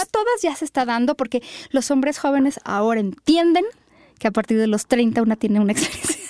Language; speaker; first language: Spanish; native; Spanish